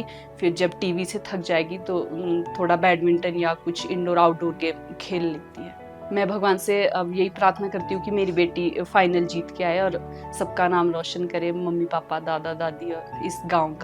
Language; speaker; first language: Hindi; native; Hindi